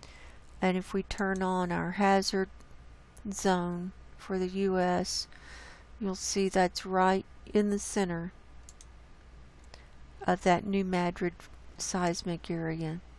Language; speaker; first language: English; native; English